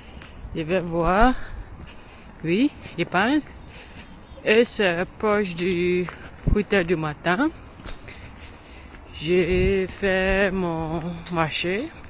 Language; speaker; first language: French; non-native, learner; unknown